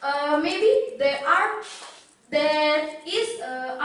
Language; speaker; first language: English; non-native, learner; Indonesian